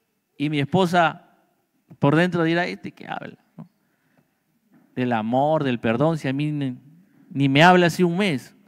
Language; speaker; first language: Spanish; native; Spanish